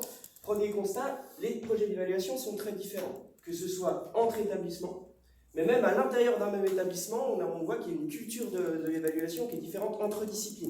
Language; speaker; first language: French; native; French